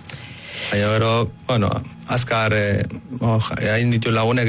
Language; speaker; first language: Basque; early bilingual, other home language; Arabic